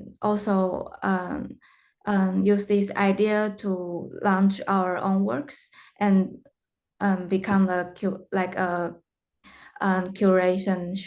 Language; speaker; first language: English; non-native, fluent; Chinese